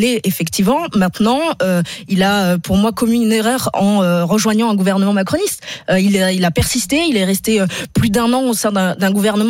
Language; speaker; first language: French; native; French